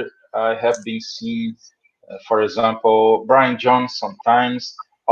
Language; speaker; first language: English; non-native, fluent; Portuguese